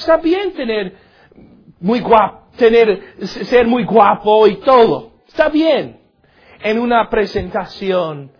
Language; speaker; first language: Spanish; non-native, learner; English